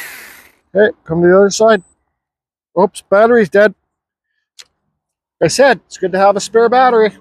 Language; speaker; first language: English; native; English